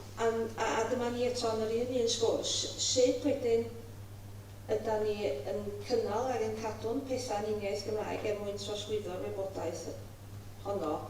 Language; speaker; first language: Welsh; native; Welsh